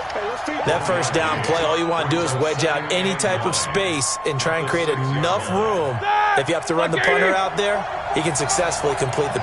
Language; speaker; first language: English; native; English